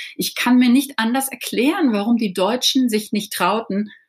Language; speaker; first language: German; native; German